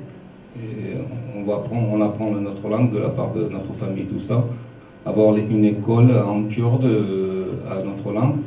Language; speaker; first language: French; non-native, learner; Kurdish